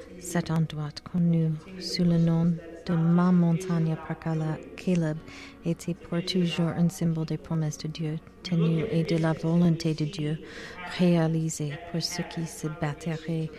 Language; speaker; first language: French; non-native, learner; English